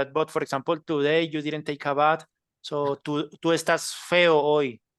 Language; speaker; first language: English; non-native, fluent; Spanish